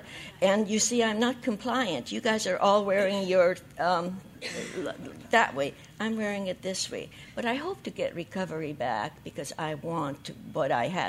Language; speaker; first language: English; non-native, fluent; Hungarian